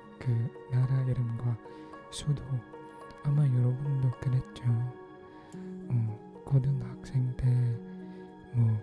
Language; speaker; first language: Korean; non-native, learner; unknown